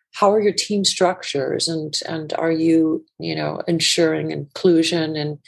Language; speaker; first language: English; non-native, fluent; Icelandic